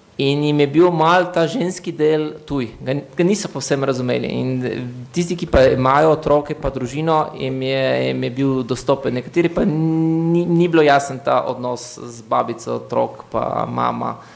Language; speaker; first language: Slovenian; native; Slovenian